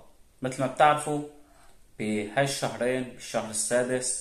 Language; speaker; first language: Arabic; native; Arabic